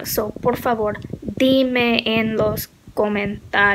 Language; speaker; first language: Spanish; non-native, learner; English